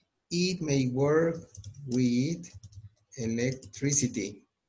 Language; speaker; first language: English; non-native, fluent; Spanish